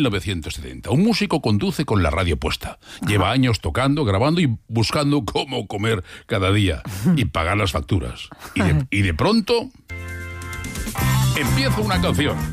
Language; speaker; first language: Spanish; native; Spanish